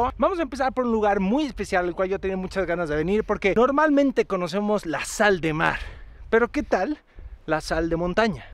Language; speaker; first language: Spanish; native; Spanish